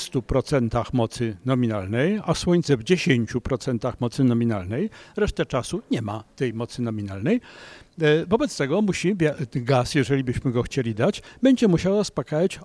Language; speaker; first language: Polish; native; Polish